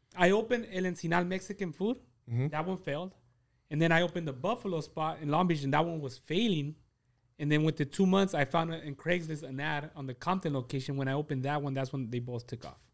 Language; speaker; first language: English; early bilingual, other home language; Spanish